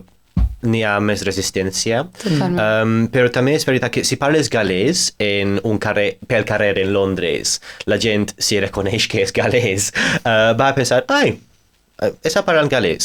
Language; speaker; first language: Catalan; non-native, fluent; English